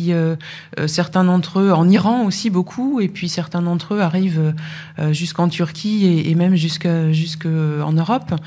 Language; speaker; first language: French; native; French